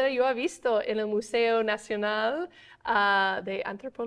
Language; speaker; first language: Spanish; non-native, fluent; English